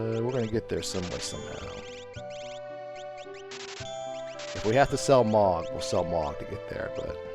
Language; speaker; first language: English; native; English